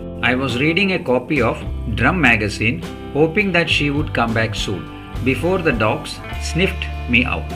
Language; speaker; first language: Malayalam; native; Malayalam